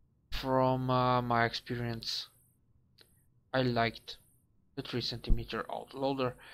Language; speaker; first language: English; non-native, fluent; Bulgarian